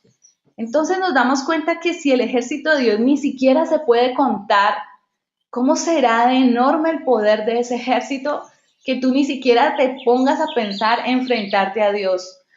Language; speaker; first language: Spanish; native; Spanish